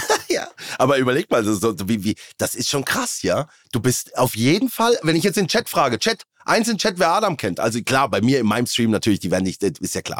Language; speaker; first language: German; native; German